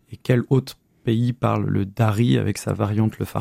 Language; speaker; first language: French; native; French